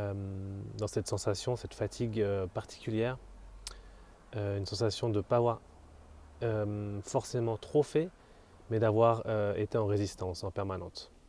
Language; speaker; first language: French; native; French